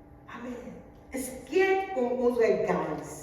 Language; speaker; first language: German; non-native, learner; French